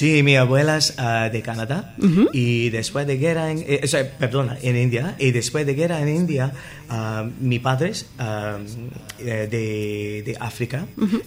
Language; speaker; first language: Spanish; non-native, learner; English